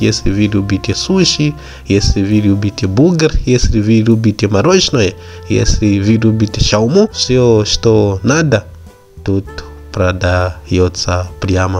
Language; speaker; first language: Russian; non-native, learner; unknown